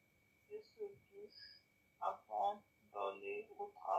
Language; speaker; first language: French; non-native, learner; English